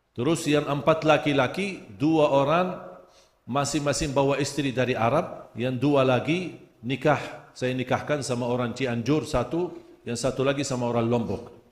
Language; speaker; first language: Malay; non-native, fluent; Arabic